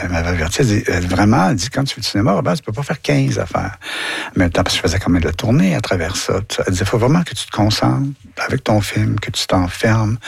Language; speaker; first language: French; native; French